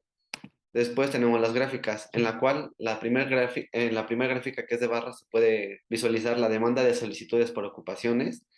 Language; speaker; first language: Spanish; native; Spanish